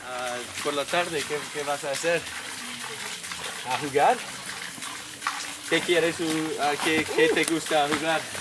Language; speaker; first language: Spanish; non-native, learner; English